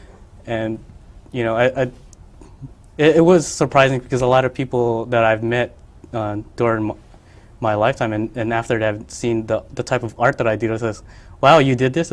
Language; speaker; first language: English; early bilingual, other home language; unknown